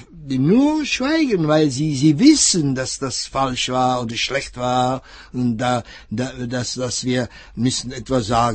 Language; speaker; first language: German; non-native, fluent; Czech